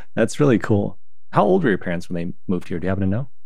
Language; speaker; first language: English; non-native, fluent; Chinese